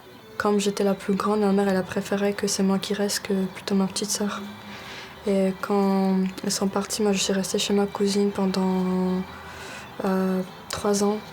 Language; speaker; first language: French; early bilingual, other home language; Georgian